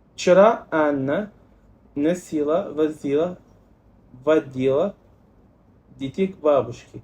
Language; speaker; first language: Russian; non-native, fluent; Arabic